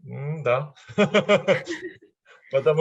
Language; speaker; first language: Russian; non-native, learner; Chinese